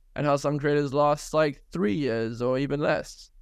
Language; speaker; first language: English; native; English